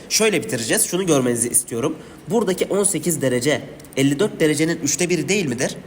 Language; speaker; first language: Turkish; native; Turkish